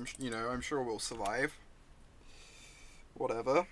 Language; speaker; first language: English; native; English